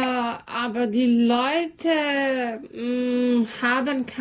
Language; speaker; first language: German; non-native, learner; Serbian